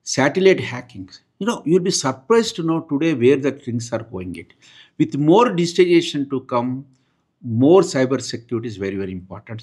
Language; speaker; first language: English; non-native, local second language; Telugu